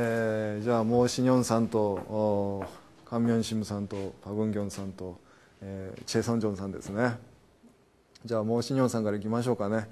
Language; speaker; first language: Japanese; native; Japanese